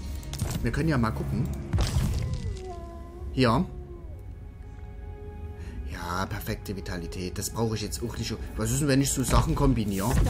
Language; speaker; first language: German; native; German